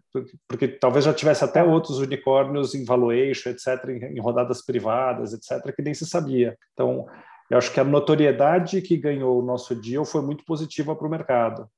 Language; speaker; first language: Portuguese; native; Portuguese